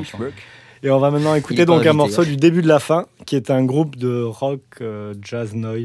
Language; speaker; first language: French; native; French